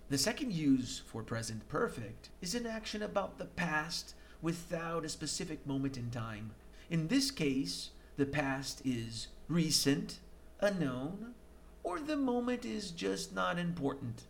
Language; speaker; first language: English; non-native, fluent; Portuguese